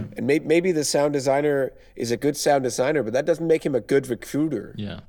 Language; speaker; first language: English; non-native, fluent; Danish